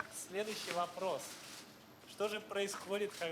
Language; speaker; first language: Russian; native; Russian